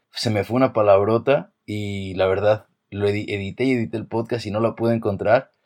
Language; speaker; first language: Spanish; native; Spanish